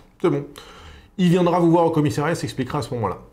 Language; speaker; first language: French; native; French